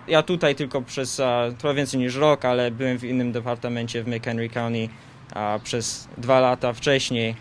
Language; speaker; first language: Polish; early bilingual, heritage; Polish